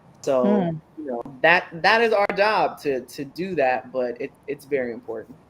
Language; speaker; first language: English; native; English